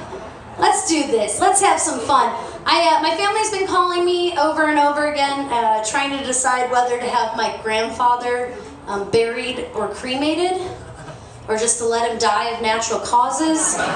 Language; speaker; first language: English; native; English